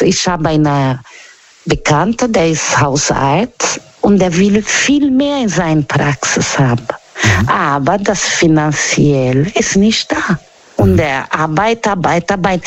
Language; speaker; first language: German; non-native, learner; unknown